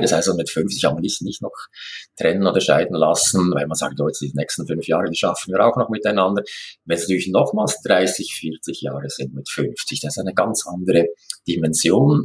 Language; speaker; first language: German; native; German